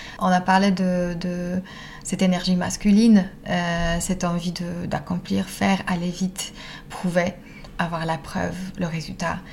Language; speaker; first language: French; non-native, fluent; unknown